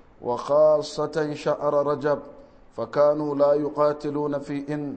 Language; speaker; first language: Arabic; non-native, fluent; Hausa